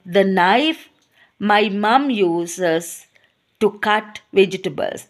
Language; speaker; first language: English; non-native, local second language; Sinhala